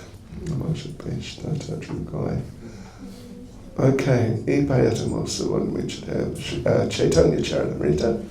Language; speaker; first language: Russian; non-native, learner; English